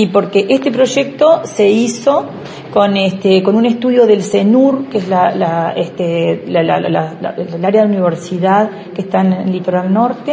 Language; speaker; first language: Spanish; native; Spanish